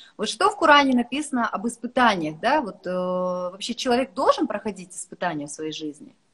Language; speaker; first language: Russian; native; Russian